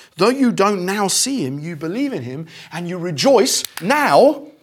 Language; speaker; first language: English; native; English